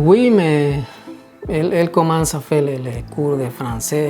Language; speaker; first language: French; non-native, learner; Spanish